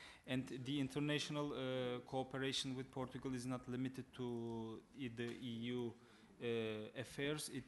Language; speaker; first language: English; non-native, fluent; Turkish